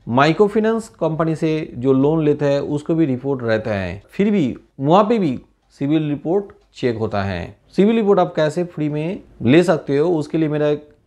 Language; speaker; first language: Hindi; non-native, local second language; Bangla